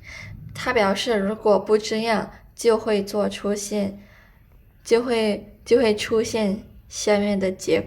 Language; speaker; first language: Chinese; non-native, fluent; Indonesian